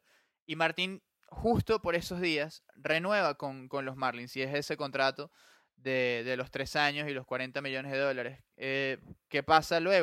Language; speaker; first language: Spanish; native; Spanish